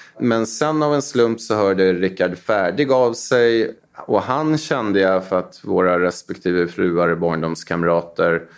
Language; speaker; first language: Swedish; native; Swedish